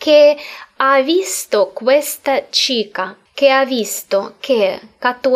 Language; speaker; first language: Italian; non-native, fluent; Russian